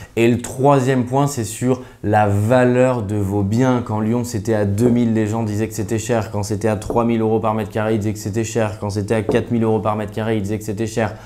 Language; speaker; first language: French; native; French